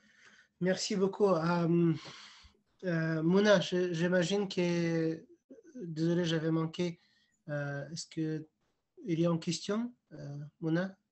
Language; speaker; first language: French; non-native, fluent; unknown